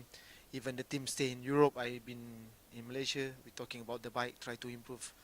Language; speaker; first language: English; non-native, learner; Malay